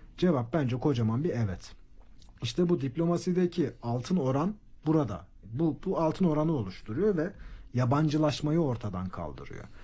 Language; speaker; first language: Turkish; native; Turkish